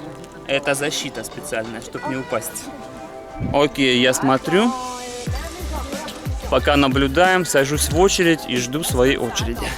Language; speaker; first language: Russian; native; Russian